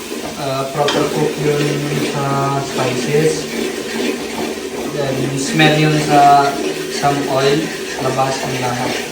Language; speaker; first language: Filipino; non-native, learner; Hindi